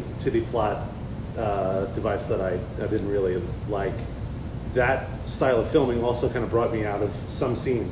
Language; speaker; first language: English; native; English